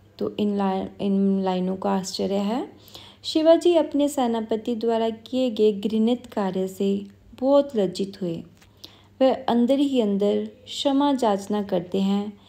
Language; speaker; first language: Hindi; non-native, local second language; Punjabi